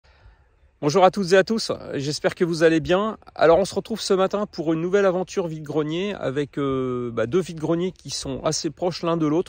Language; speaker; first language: French; native; French